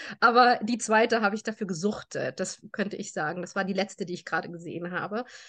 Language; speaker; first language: German; native; German